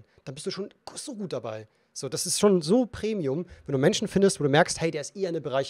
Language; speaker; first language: German; native; German